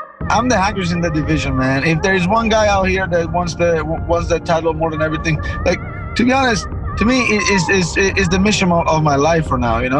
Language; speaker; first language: English; non-native, fluent; Italian